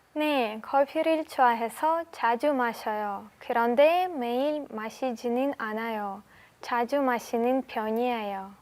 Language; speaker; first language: Korean; non-native, learner; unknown